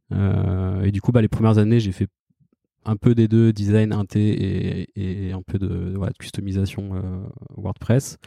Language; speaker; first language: French; native; French